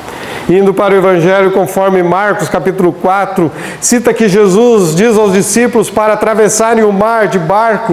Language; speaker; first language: Portuguese; native; Portuguese